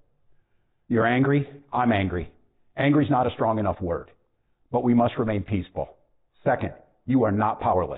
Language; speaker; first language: English; native; English